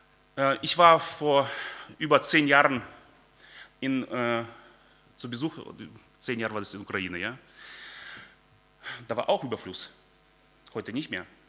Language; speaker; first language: German; early bilingual, other home language; Russian